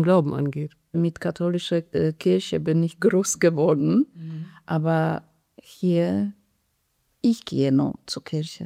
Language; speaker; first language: German; non-native, fluent; Polish